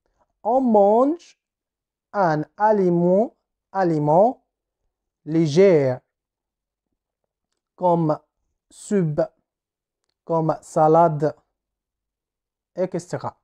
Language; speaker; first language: French; non-native, fluent; Arabic